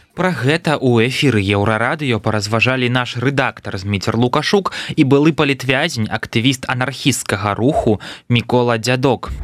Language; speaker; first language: Belarusian; native; Belarusian